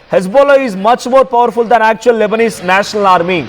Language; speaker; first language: English; non-native, local second language; Telugu